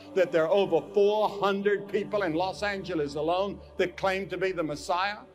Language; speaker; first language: English; native; English